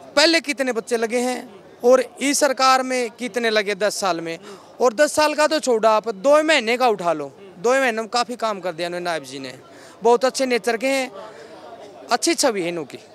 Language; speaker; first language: Hindi; native; Hindi